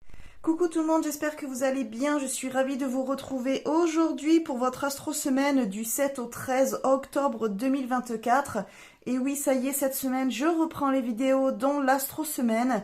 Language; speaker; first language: French; native; French